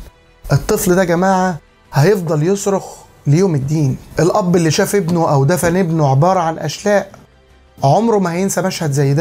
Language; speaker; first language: Arabic; native; Arabic